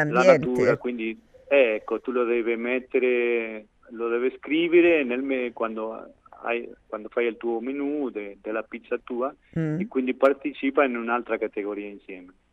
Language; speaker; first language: Italian; non-native, fluent; Spanish